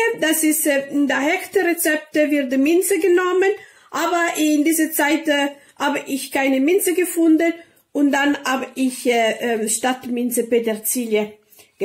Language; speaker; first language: German; non-native, learner; Italian